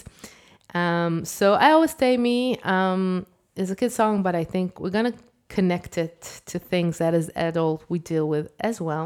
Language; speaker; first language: English; non-native, fluent; Hebrew